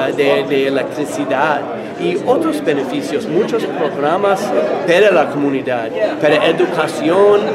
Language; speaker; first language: Spanish; non-native, learner; English